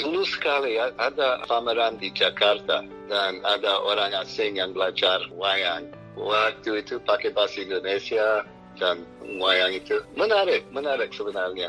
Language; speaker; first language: Indonesian; non-native, fluent; English